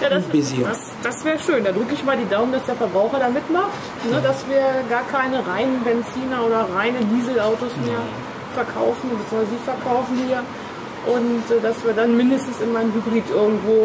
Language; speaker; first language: German; native; German